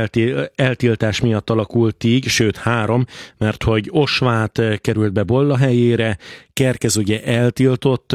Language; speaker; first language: Hungarian; native; Hungarian